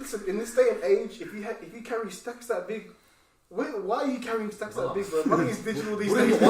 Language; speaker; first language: English; native; English